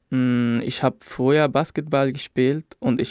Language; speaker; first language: German; non-native, fluent; Arabic